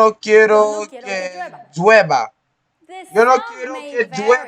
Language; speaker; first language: Spanish; non-native, learner; English